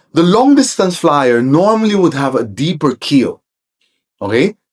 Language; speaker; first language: English; non-native, local second language; Filipino